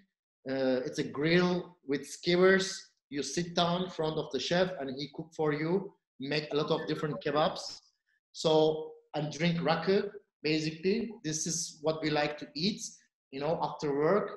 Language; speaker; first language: English; non-native, fluent; Turkish